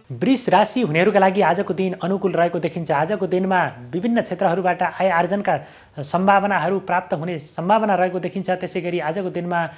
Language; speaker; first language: Nepali; native; Nepali